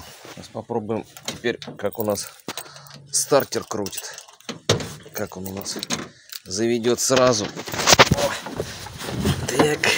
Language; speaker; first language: Russian; native; Russian